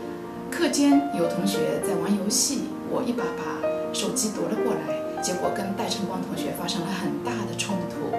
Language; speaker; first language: Chinese; native; Chinese